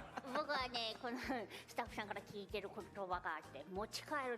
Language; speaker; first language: Japanese; native; Japanese